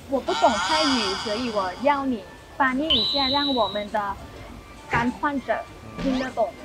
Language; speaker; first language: Chinese; non-native, fluent; Thai